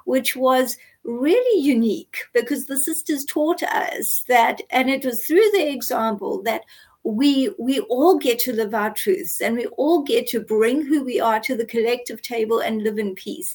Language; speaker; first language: English; native; English